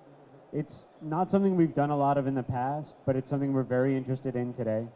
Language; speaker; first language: English; native; English